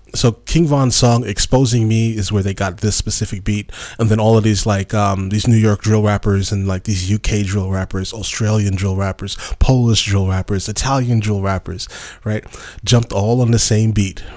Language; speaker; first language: English; native; English